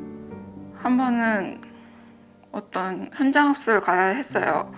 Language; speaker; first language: Korean; early bilingual, other home language; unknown